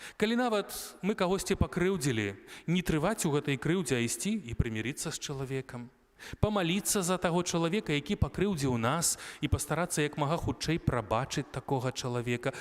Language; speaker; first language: Belarusian; native; Belarusian